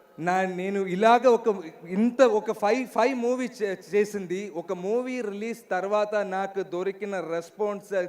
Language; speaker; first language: Telugu; non-native, learner; Malayalam